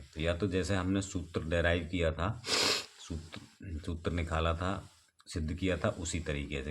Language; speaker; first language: Hindi; native; Hindi